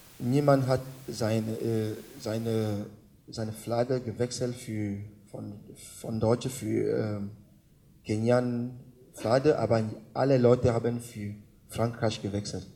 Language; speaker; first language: German; non-native, learner; French